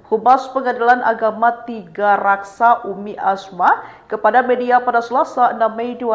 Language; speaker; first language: Indonesian; native; Indonesian